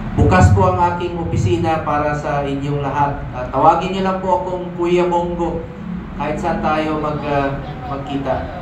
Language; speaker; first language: Filipino; native; Filipino